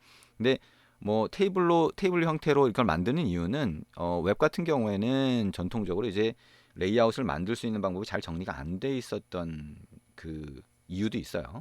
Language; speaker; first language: Korean; native; Korean